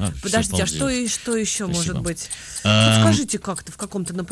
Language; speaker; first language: Russian; native; Russian